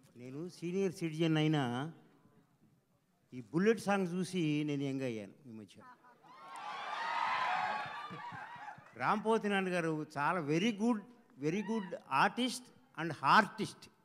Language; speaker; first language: Telugu; native; Telugu